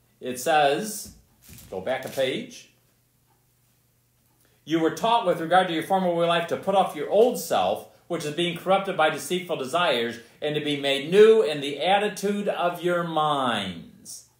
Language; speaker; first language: English; native; English